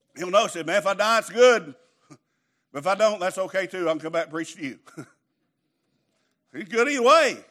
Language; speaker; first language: English; native; English